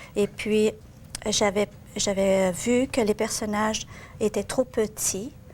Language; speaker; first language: French; native; French